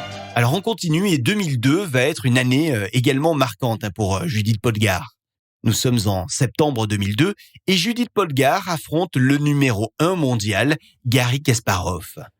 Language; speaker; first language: French; native; French